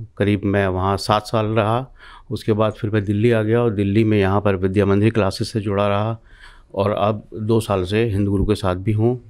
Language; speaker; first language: Hindi; native; Hindi